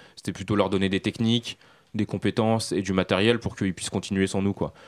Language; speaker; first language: French; native; French